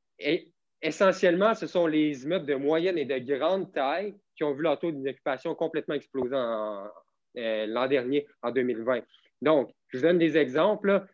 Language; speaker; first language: French; native; French